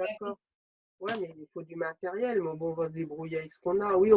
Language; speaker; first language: French; native; French